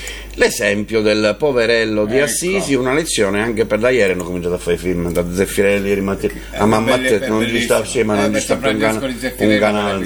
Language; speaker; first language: Italian; native; Italian